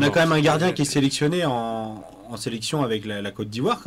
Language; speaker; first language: French; native; French